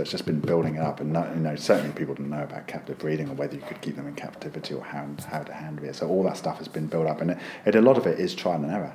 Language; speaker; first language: English; native; English